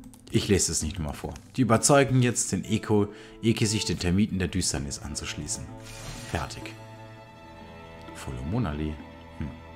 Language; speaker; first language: German; native; German